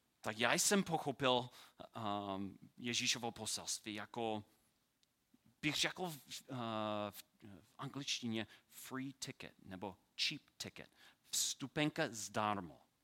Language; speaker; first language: Czech; non-native, learner; English